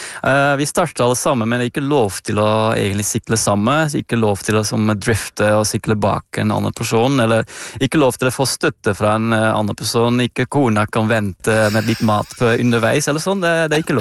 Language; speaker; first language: Norwegian; non-native, fluent; Dutch